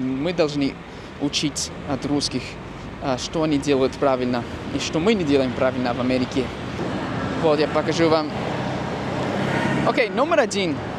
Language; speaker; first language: Russian; non-native, fluent; English